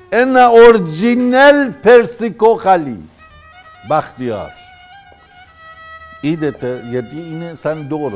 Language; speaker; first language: Greek; non-native, learner; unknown